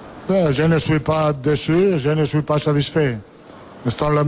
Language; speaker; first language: French; non-native, learner; Italian